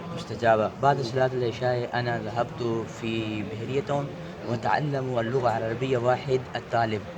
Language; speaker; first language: Arabic; non-native, learner; Urdu